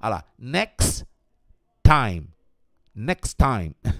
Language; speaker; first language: English; non-native, fluent; Portuguese